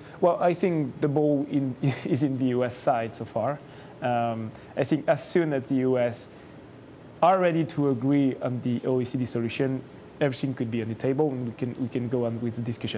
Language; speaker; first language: English; non-native, fluent; French